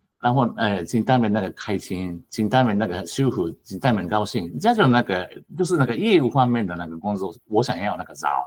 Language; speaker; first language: Chinese; non-native, fluent; Japanese